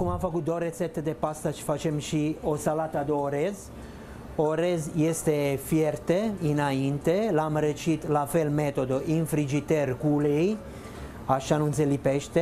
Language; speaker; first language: Romanian; non-native, fluent; Italian